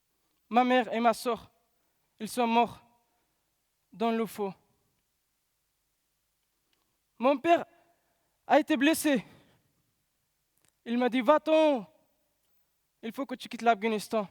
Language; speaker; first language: French; non-native, learner; Pashto